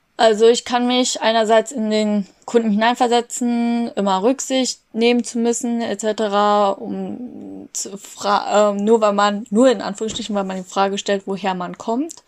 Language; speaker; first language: German; native; German